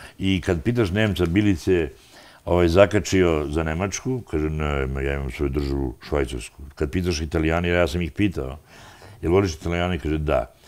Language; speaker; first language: Serbian; non-native, local second language; Albanian